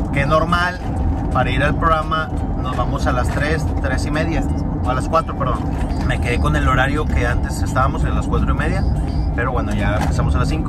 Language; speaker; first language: Spanish; native; Spanish